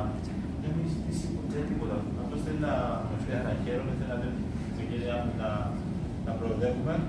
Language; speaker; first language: Greek; early bilingual, other home language; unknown